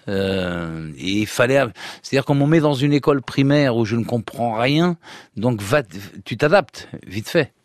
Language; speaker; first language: French; early bilingual, other home language; Portuguese